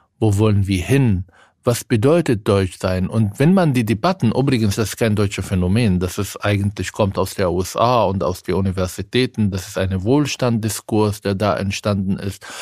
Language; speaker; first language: German; non-native, fluent; Arabic